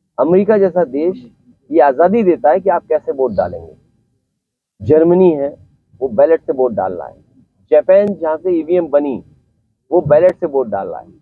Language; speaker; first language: Hindi; native; Hindi